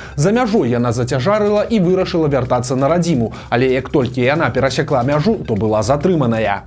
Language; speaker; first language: Belarusian; native; Belarusian